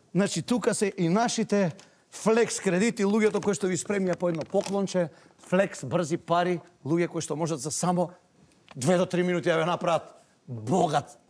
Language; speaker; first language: Macedonian; native; Macedonian